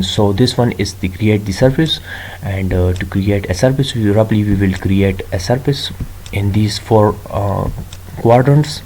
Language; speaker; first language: English; non-native, local second language; Urdu